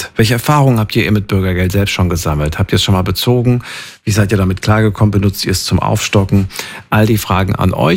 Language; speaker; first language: German; native; German